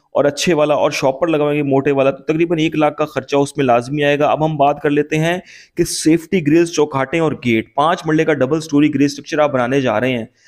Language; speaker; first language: Urdu; native; Urdu